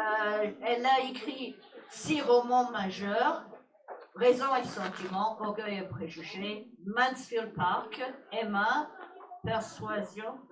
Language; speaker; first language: French; non-native, fluent; English